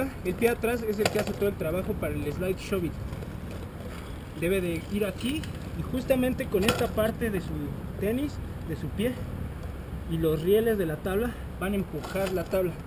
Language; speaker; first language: Spanish; native; Spanish